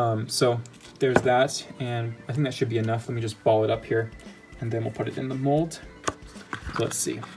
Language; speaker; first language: English; native; English